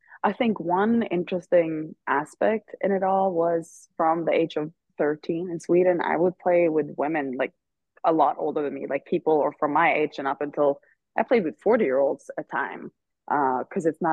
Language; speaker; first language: English; non-native, fluent; Swedish